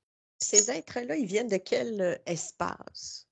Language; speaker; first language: French; native; French